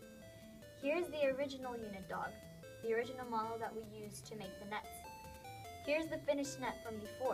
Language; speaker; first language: English; native; English